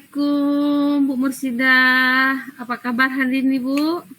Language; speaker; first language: Indonesian; native; Indonesian